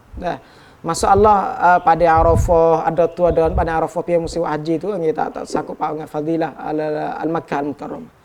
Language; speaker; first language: Malay; native; Malay